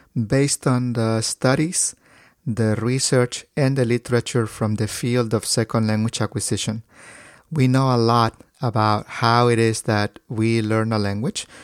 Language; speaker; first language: English; non-native, fluent; Spanish